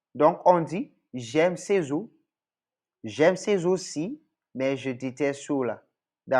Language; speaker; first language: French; non-native, local second language; English